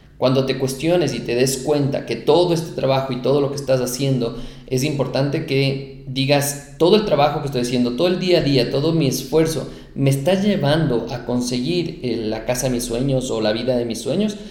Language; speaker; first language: Spanish; native; Spanish